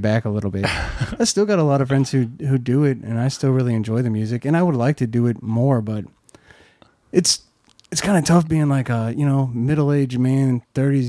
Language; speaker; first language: English; native; English